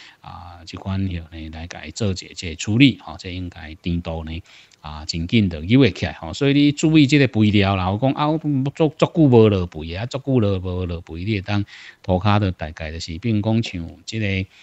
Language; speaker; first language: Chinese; non-native, local second language; Min Nan Chinese